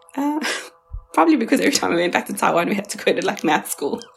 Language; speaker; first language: English; early bilingual, other home language; Chinese